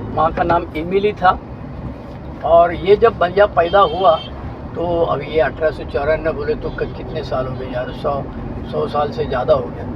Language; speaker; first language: Hindi; non-native, local second language; Marathi